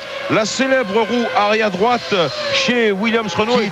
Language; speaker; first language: French; native; French